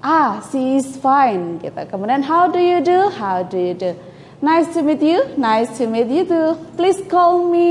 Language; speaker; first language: English; non-native, fluent; Indonesian